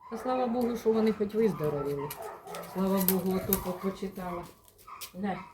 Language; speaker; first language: Ukrainian; native; Ukrainian